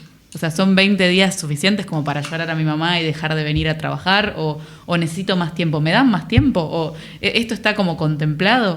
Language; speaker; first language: Spanish; native; Spanish